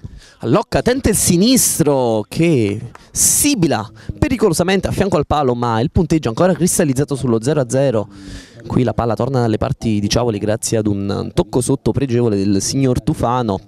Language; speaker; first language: Italian; native; Italian